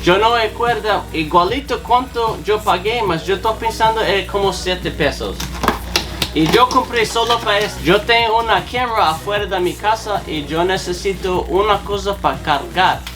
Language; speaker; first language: Spanish; non-native, learner; English